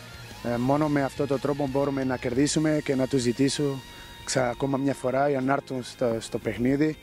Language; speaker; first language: Greek; non-native, fluent; Portuguese